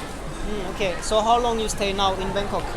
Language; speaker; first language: English; non-native, learner; French